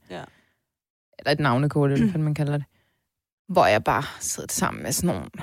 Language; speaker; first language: Danish; early bilingual, other home language; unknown